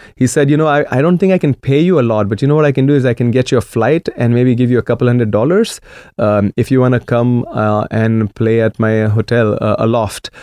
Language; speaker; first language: English; non-native, local second language; Marathi